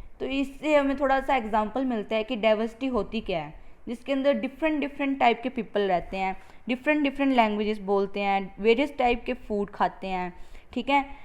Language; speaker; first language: Hindi; native; Hindi